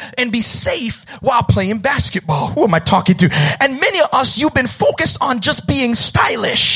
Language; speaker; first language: English; native; English